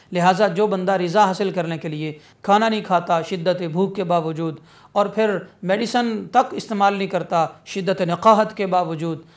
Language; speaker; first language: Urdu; non-native, local second language; Punjabi